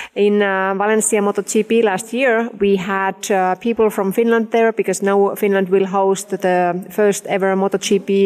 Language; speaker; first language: English; non-native, fluent; Finnish